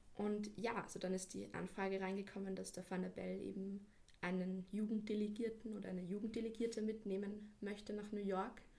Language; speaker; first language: German; native; German